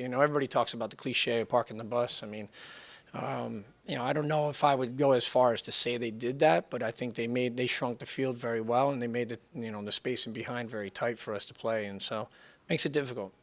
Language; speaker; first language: English; native; English